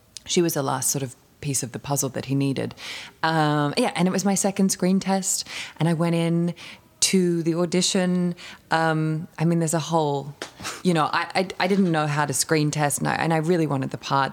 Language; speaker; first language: English; native; English